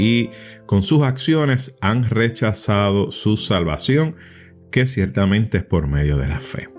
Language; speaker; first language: Spanish; native; Spanish